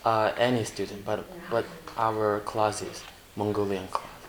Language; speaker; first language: English; non-native, learner; Mongolian